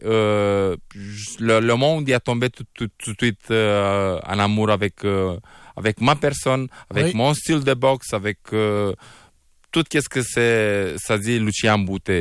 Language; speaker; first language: French; non-native, fluent; Romanian